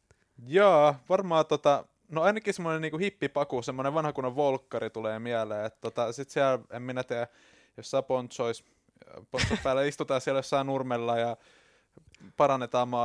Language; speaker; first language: Finnish; native; Finnish